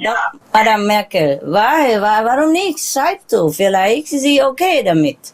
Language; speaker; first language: German; non-native, learner; Vietnamese